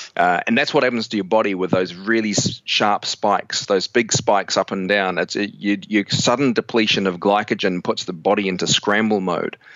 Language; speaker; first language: English; native; English